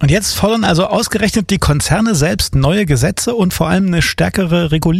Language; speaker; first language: German; native; German